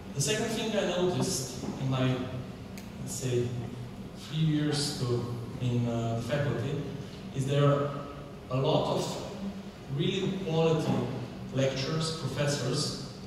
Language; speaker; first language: English; non-native, fluent; Slovenian